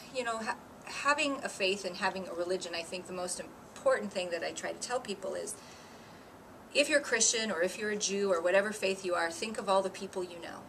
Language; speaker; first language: English; native; English